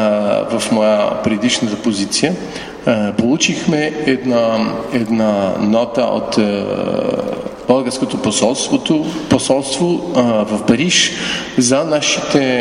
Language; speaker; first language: Bulgarian; non-native, fluent; French